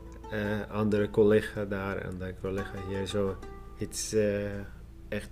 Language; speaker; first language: Dutch; non-native, learner; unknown